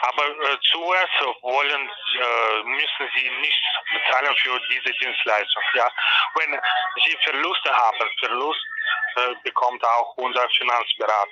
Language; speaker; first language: German; non-native, learner; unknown